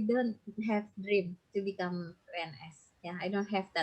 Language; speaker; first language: English; non-native, fluent; Indonesian